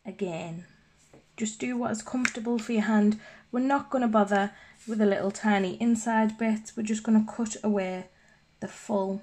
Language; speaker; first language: English; native; English